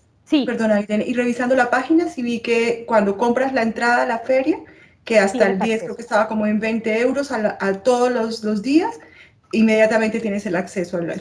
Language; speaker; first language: Spanish; native; Spanish